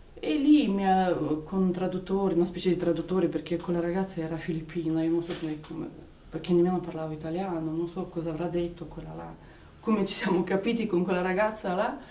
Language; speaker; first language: Italian; non-native, fluent; Romanian